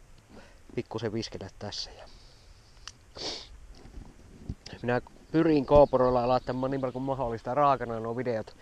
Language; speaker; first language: Finnish; native; Finnish